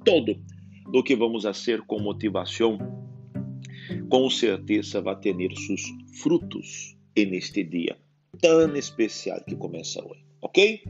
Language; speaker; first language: Portuguese; non-native, learner; Spanish